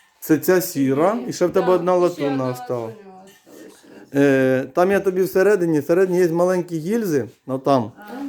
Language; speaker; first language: Ukrainian; native; Ukrainian